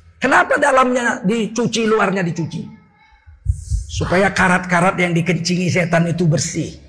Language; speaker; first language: Indonesian; native; Indonesian